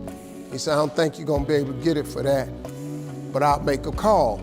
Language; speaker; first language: English; native; English